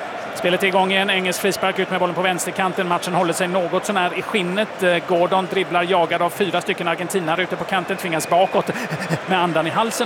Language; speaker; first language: Swedish; native; Swedish